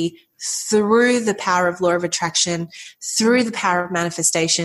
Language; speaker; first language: English; native; English